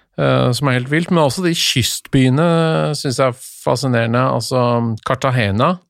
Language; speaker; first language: Norwegian; native; Norwegian